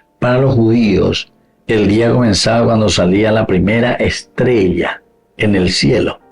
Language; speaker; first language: Spanish; native; Spanish